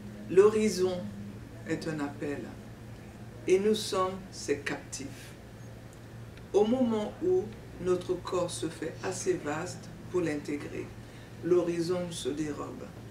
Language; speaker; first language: French; non-native, local second language; Duala